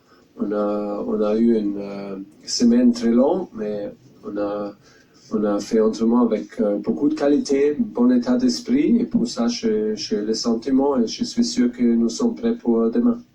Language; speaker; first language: French; non-native, fluent; German